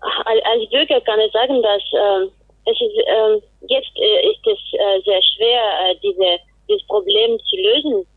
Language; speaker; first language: German; non-native, fluent; Russian